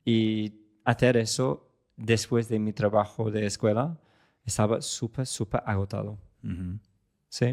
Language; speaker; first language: Spanish; non-native, fluent; English